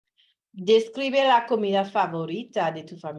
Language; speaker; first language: Spanish; non-native, fluent; English